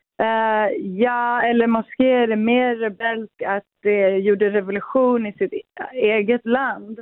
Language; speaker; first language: Swedish; early bilingual, other home language; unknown